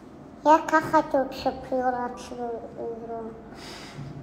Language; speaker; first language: Russian; non-native, local second language; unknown